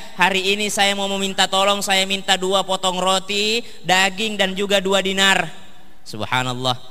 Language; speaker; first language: Indonesian; native; Indonesian